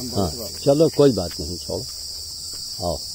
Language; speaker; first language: Hindi; native; Hindi